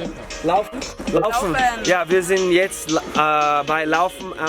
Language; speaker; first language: German; non-native, learner; English